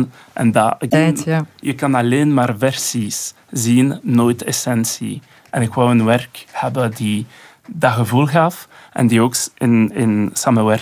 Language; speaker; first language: Dutch; non-native, local second language; French